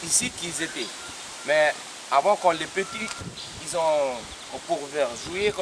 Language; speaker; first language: French; non-native, learner; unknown